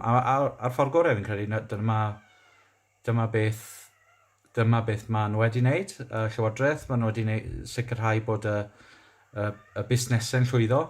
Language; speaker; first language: Welsh; native; Welsh